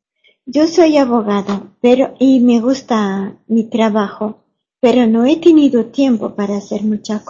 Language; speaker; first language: Spanish; non-native, learner; German